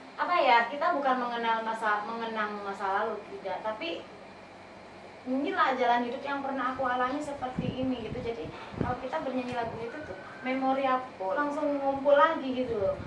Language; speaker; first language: Indonesian; non-native, local second language; Javanese